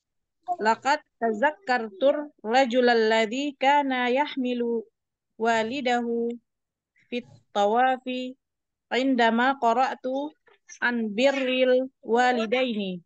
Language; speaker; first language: Arabic; non-native, learner; Indonesian